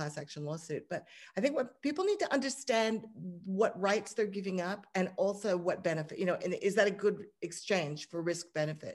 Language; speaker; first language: English; native; English